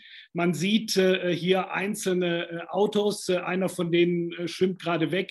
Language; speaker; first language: German; native; German